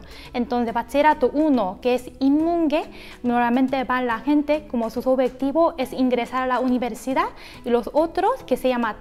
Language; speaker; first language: Spanish; non-native, fluent; Korean